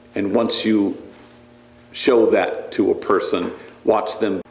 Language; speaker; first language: English; native; English